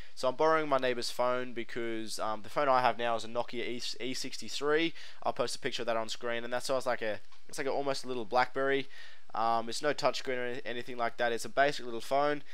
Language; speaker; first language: English; native; English